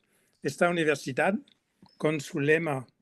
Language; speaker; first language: Spanish; non-native, learner; French